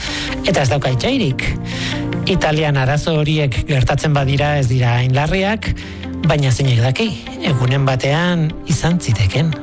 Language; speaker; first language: Basque; native; Basque